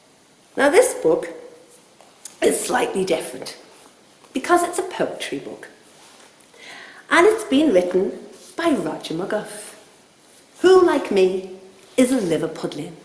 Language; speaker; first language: English; native; English